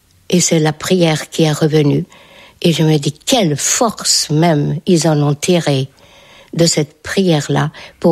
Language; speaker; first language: French; non-native, fluent; Hungarian